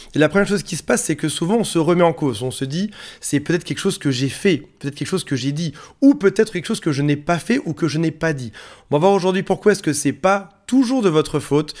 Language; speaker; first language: French; native; French